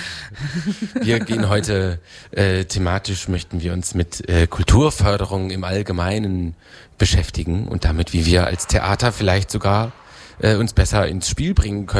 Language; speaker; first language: German; native; German